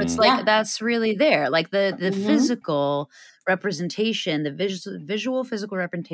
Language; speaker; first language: English; native; English